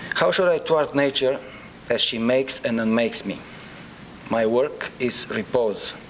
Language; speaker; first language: English; non-native, fluent; Bulgarian